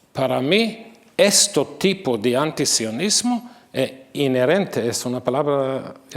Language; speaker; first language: Spanish; non-native, fluent; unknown